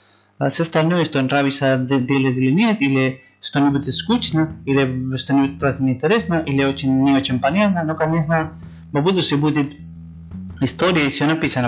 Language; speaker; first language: Russian; non-native, learner; Spanish